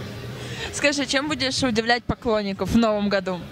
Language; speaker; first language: Russian; native; Russian